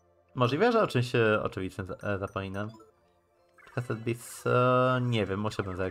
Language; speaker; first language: Polish; native; Polish